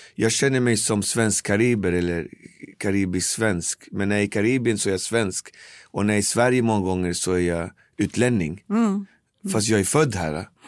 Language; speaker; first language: Swedish; native; Swedish